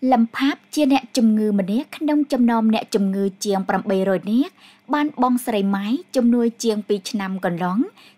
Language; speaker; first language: Khmer; native; Khmer